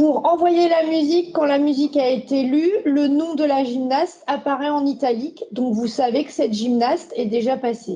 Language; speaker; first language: French; native; French